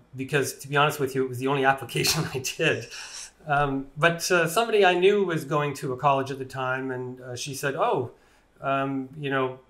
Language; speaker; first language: English; native; English